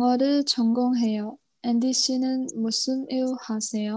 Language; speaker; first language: Korean; non-native, learner; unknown